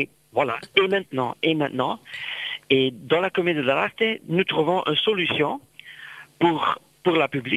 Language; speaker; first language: French; non-native, local second language; Dutch